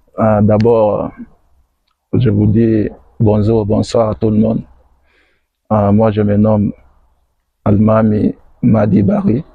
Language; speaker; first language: French; non-native, local second language; Fula